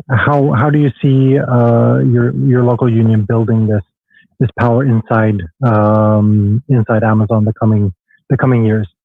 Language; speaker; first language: English; non-native, fluent; Swedish